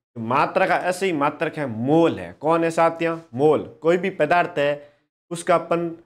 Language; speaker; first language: Hindi; native; Hindi